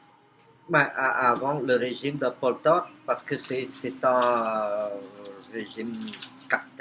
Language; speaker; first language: French; non-native, fluent; Khmer